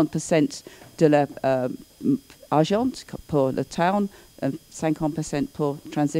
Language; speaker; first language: French; non-native, learner; English